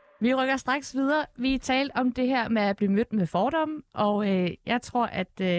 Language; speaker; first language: Danish; early bilingual, other home language; Albanian